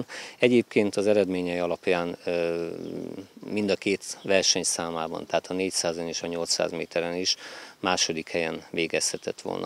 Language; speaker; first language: Hungarian; native; Hungarian